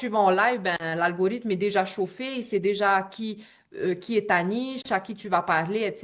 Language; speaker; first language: French; native; French